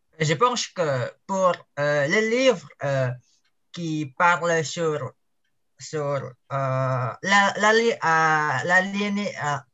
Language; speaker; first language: French; non-native, learner; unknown